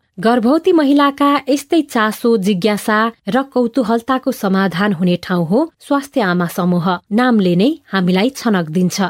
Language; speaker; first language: Nepali; native; Nepali